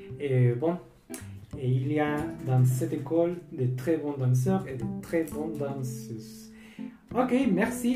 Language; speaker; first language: French; non-native, learner; Spanish